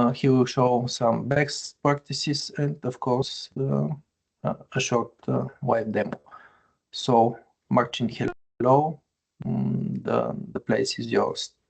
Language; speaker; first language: English; non-native, fluent; Bulgarian